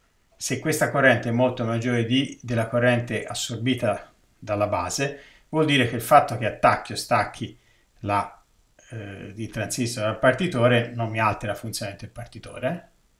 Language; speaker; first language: Italian; native; Italian